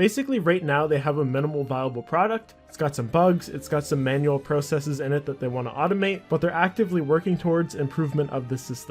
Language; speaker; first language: English; native; English